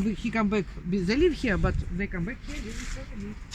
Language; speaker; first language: English; non-native, learner; Russian